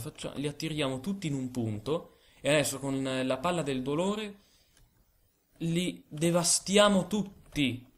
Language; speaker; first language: Italian; native; Italian